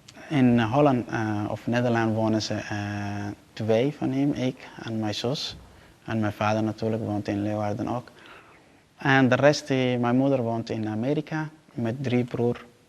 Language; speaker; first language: Dutch; non-native, learner; Somali